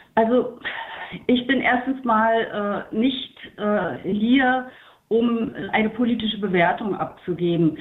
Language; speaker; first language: German; native; German